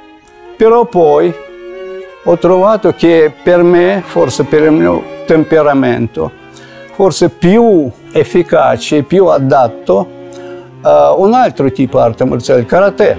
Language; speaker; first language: Italian; non-native, fluent; Russian